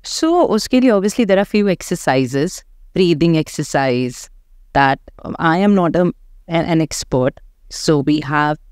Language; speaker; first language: Hindi; native; Hindi